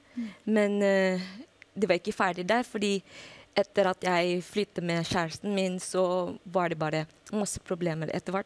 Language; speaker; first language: Norwegian; non-native, fluent; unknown